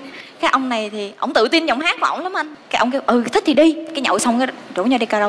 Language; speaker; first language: Vietnamese; native; Vietnamese